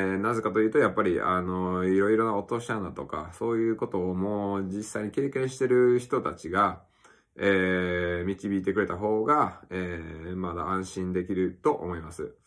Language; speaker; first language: Japanese; early bilingual, other home language; English